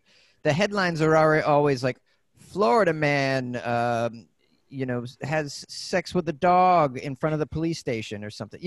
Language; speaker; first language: English; native; English